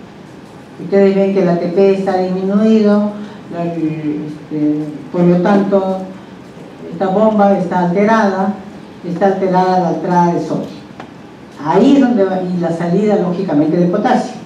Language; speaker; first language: Spanish; native; Spanish